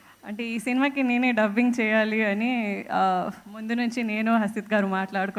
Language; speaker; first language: Telugu; non-native, fluent; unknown